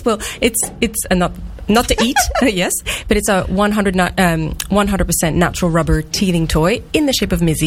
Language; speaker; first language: English; non-native, fluent; French